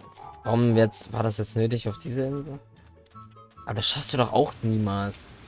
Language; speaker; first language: German; native; German